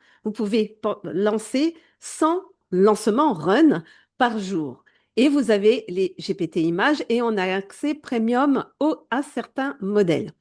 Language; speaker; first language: French; native; French